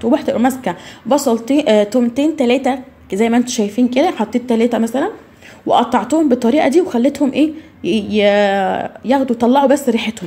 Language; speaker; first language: Arabic; native; Arabic